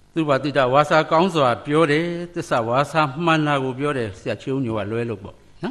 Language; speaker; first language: Burmese; native; Burmese